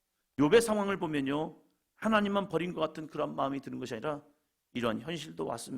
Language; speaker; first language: Korean; native; Korean